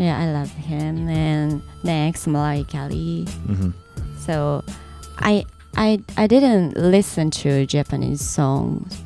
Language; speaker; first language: English; non-native, learner; Japanese